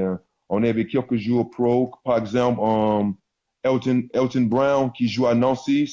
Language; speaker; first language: French; non-native, learner; English